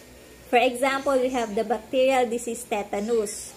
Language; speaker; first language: English; non-native, local second language; Filipino